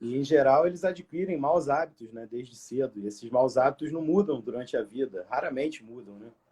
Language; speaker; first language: Portuguese; native; Portuguese